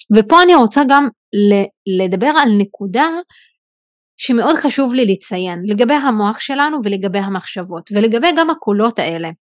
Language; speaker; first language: Hebrew; non-native, local second language; Arabic